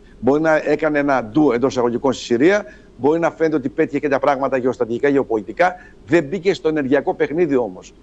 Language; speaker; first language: Greek; native; Greek